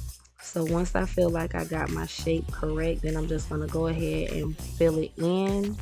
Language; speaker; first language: English; native; English